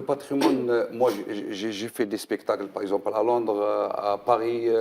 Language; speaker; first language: French; non-native, learner; Arabic